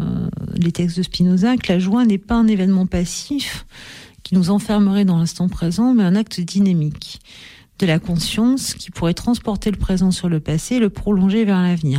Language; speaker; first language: French; native; French